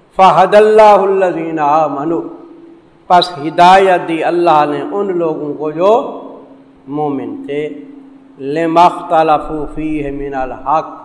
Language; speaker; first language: Urdu; non-native, local second language; Saraiki